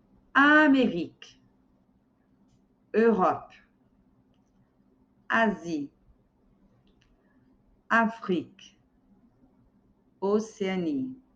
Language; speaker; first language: French; non-native, fluent; Portuguese